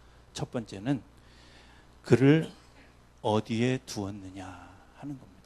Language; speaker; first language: Korean; native; Korean